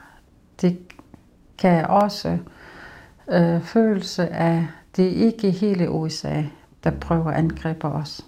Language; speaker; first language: Danish; non-native, local second language; Kalaallisut